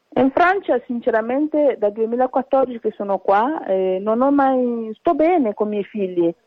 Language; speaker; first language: Italian; early bilingual, other home language; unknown